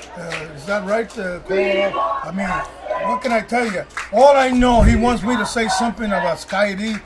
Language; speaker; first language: English; early bilingual, other home language; Spanish